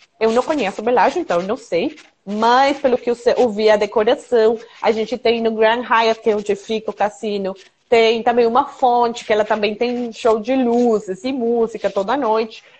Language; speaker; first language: Portuguese; non-native, fluent; Spanish